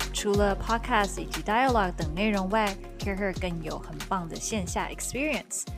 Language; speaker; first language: Chinese; native; Chinese